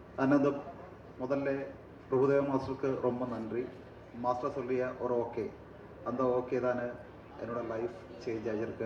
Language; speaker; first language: Tamil; non-native, learner; Malayalam